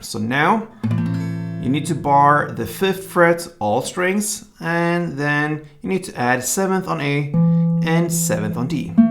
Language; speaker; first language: English; non-native, fluent; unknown